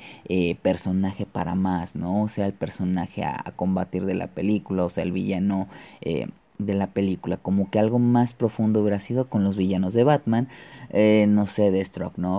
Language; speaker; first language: Spanish; native; Spanish